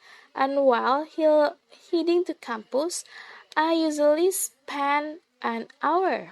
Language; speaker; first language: English; non-native, learner; Indonesian